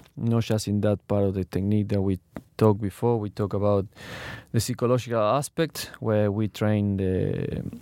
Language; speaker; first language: English; non-native, learner; Spanish